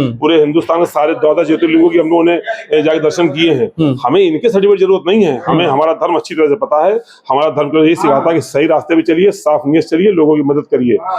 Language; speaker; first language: Hindi; native; Hindi